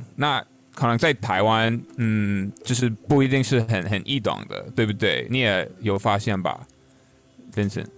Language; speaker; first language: Chinese; non-native, fluent; English